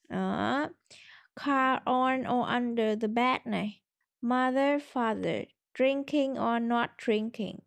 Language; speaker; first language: English; non-native, learner; Vietnamese